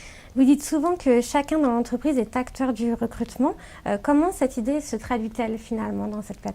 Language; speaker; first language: French; native; French